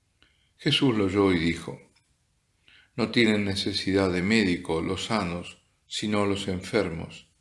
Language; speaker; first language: Spanish; native; Spanish